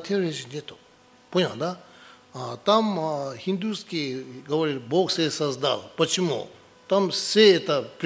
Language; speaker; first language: Russian; non-native, learner; Tibetan